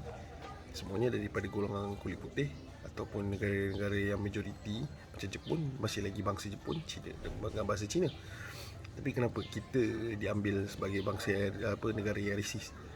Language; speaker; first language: Malay; native; Malay